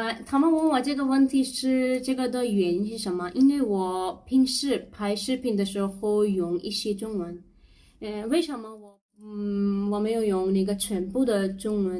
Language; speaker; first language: Chinese; non-native, learner; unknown